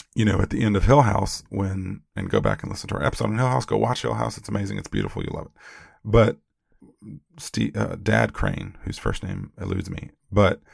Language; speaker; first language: English; native; English